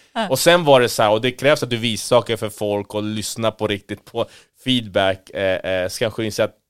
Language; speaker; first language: Swedish; early bilingual, other home language; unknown